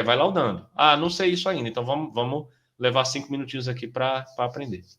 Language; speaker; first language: Portuguese; native; Portuguese